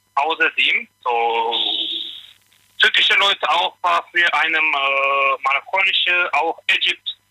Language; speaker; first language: German; non-native, learner; Turkish